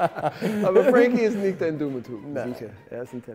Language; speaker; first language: German; non-native, learner; English